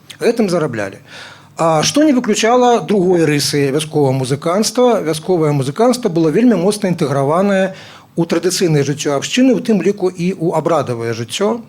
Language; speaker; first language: Belarusian; non-native, local second language; Russian